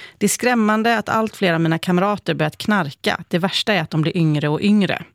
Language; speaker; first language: Swedish; native; Swedish